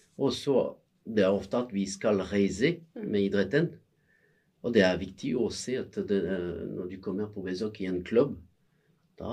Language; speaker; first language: Norwegian; non-native, fluent; French